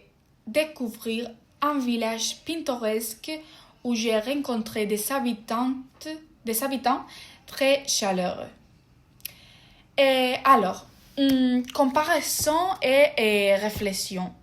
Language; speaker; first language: French; non-native, fluent; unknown